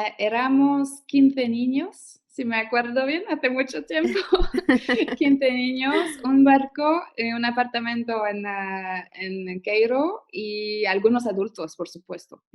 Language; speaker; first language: Spanish; non-native, fluent; French